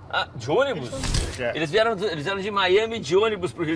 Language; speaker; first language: Portuguese; native; Portuguese